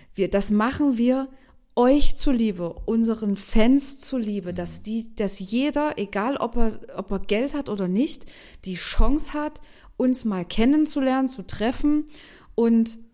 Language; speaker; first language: German; native; German